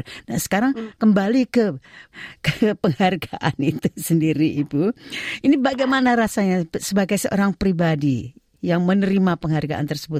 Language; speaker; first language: Indonesian; native; Indonesian